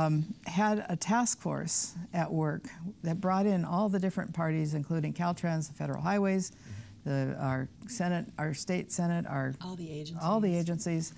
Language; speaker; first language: English; native; English